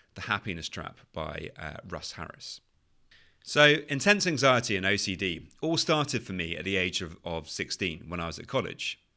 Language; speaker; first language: English; native; English